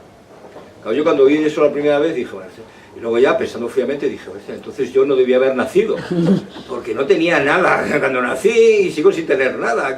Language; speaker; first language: Spanish; native; Spanish